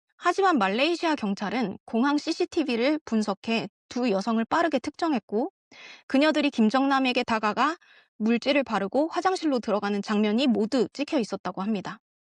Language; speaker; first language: Korean; early bilingual, heritage; Korean